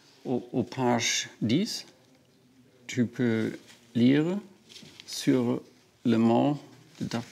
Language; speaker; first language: French; non-native, learner; German